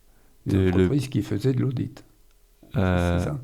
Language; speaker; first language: French; native; French